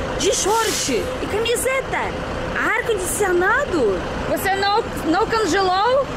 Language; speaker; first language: Portuguese; non-native, fluent; Russian